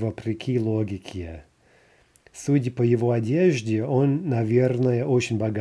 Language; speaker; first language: Russian; non-native, fluent; English